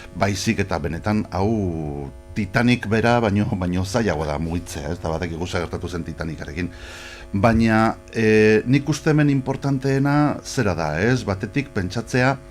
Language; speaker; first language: Basque; non-native, local second language; Spanish